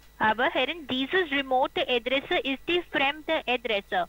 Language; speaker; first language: German; non-native, learner; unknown